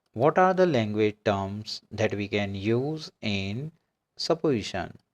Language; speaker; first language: English; non-native, local second language; Gujarati